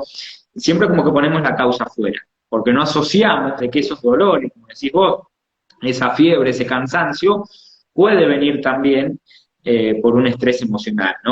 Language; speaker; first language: Spanish; native; Spanish